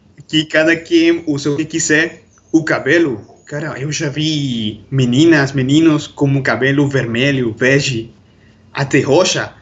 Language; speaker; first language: Portuguese; non-native, fluent; Spanish